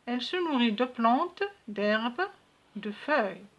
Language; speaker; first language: French; non-native, local second language; Arabic